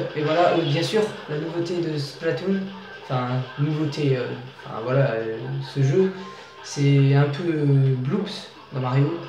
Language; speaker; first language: French; native; French